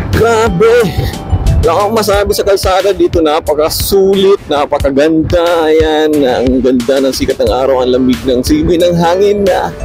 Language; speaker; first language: Filipino; native; Filipino